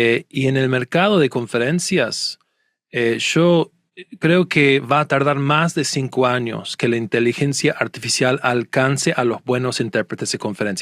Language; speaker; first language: Spanish; non-native, fluent; English